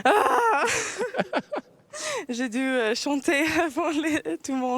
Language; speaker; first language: French; early bilingual, heritage; English